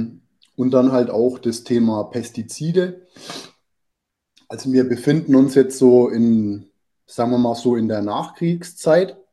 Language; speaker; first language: German; native; German